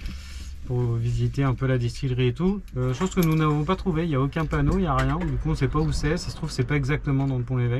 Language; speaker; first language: French; native; French